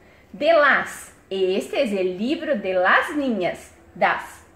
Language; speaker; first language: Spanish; non-native, fluent; Portuguese